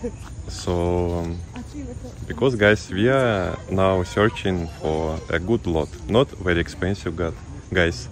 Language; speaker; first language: English; non-native, learner; Russian